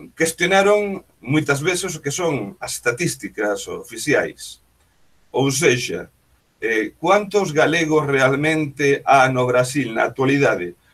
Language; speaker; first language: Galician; native; Galician